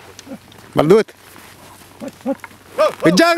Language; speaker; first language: Russian; non-native, local second language; Yakut